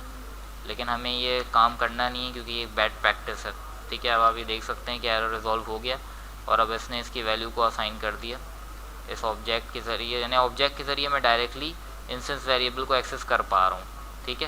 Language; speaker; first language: Hindi; native; Hindi